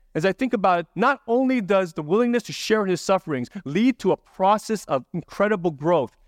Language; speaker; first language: English; native; English